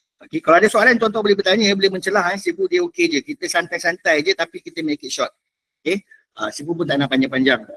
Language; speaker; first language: Malay; native; Malay